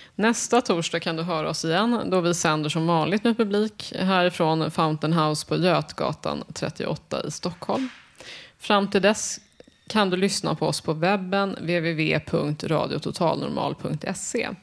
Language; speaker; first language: Swedish; native; Swedish